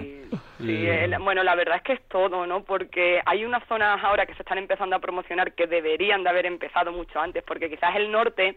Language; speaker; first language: Spanish; native; Spanish